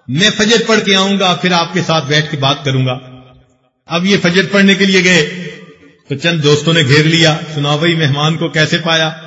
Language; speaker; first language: Urdu; non-native, local second language; Punjabi